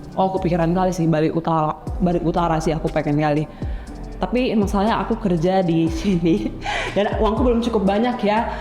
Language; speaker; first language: Indonesian; native; Indonesian